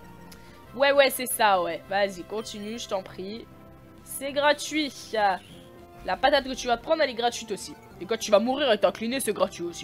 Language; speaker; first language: French; native; French